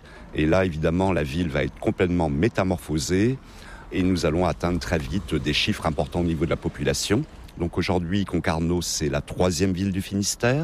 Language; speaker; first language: French; native; French